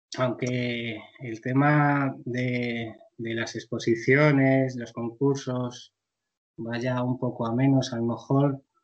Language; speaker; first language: Spanish; native; Spanish